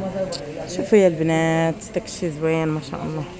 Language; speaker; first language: Arabic; native; Arabic